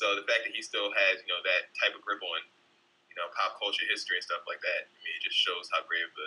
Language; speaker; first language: English; native; English